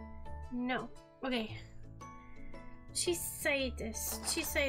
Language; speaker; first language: Japanese; non-native, learner; English